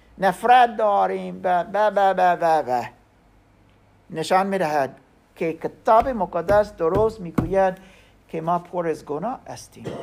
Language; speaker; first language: Persian; non-native, learner; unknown